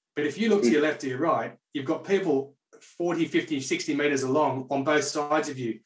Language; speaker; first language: English; native; English